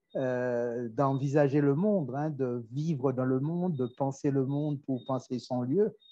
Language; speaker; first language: French; native; French